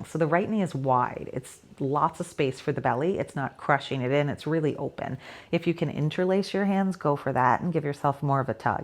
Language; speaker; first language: English; native; English